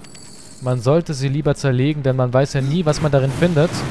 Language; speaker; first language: German; native; German